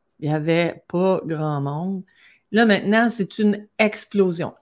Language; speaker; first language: French; native; French